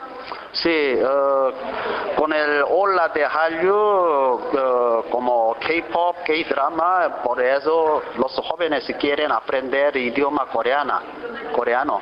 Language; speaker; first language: Spanish; non-native, learner; Korean